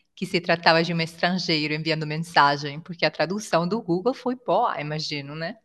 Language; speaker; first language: Portuguese; non-native, fluent; Italian